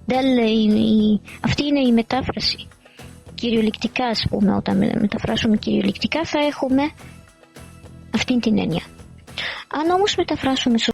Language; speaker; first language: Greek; non-native, fluent; Arabic